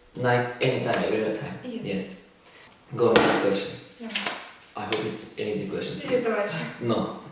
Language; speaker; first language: English; non-native, learner; Turkish